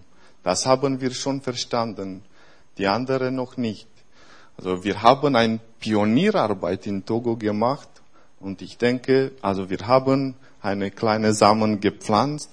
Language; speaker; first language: German; non-native, fluent; Romanian